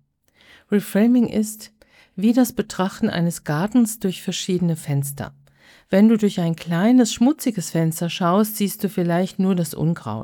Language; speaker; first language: German; native; German